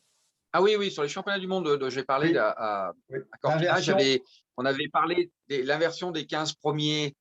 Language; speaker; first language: French; native; French